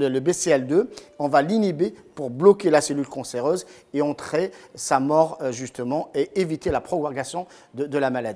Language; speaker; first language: French; non-native, local second language; Arabic